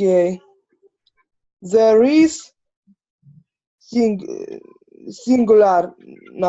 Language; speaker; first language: English; non-native, learner; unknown